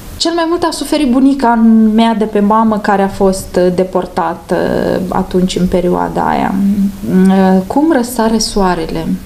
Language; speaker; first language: Romanian; native; Romanian